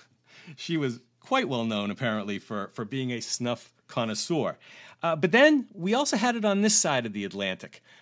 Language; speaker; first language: English; native; English